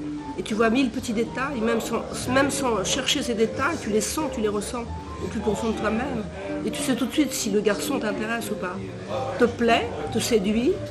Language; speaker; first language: French; native; French